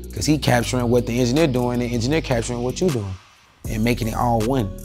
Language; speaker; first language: English; native; English